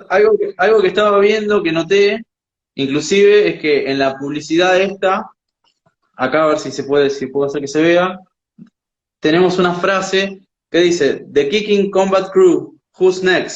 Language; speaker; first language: Spanish; native; Spanish